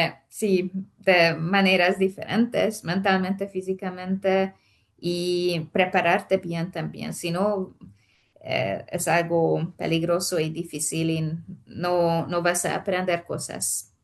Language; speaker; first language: Spanish; non-native, fluent; Hungarian